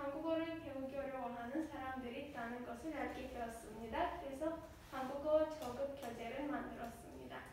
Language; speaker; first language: Korean; non-native, learner; Azerbaijani